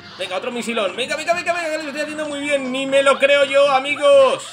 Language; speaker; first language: Spanish; native; Spanish